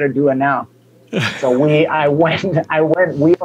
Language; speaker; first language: English; non-native, fluent; Spanish